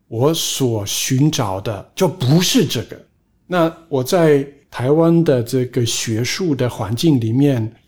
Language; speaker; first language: Chinese; non-native, fluent; German